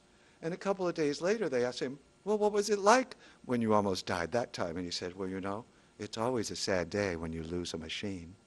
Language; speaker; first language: English; native; English